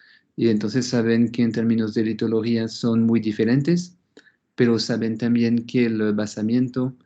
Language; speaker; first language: Spanish; non-native, fluent; French